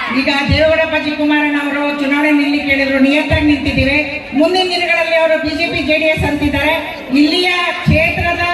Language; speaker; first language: Kannada; native; Kannada